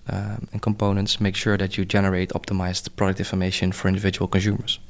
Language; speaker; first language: English; non-native, fluent; Dutch